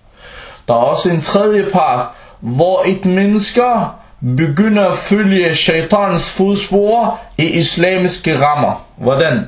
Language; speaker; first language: Danish; early bilingual, other home language; Arabic